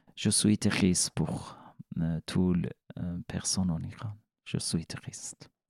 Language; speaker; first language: French; non-native, learner; Persian